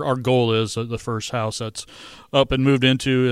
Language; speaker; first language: English; native; English